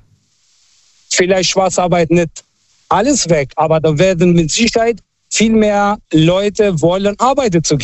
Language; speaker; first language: German; non-native, fluent; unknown